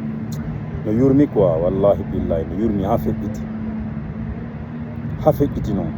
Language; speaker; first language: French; non-native, local second language; Fula